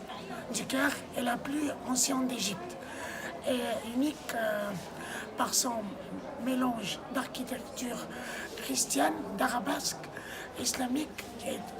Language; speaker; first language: French; non-native, learner; Arabic